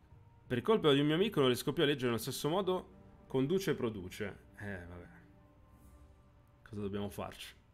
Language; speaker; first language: Italian; native; Italian